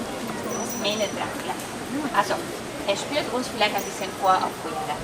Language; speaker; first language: German; non-native, learner; Slovak